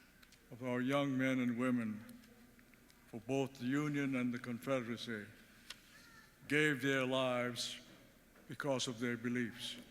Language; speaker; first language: English; early bilingual, other home language; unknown